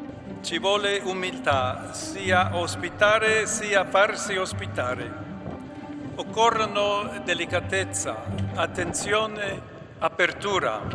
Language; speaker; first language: Italian; non-native, fluent; English